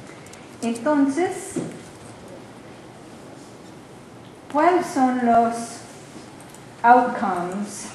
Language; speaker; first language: Spanish; non-native, learner; English